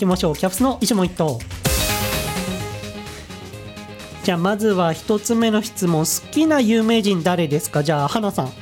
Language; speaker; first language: Japanese; native; Japanese